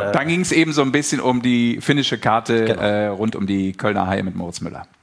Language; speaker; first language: German; native; German